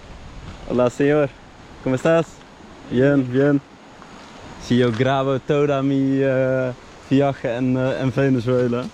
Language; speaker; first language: Spanish; non-native, learner; Dutch